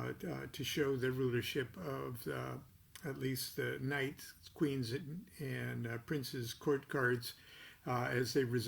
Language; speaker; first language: English; native; English